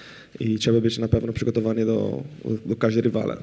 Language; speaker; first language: Polish; non-native, fluent; Portuguese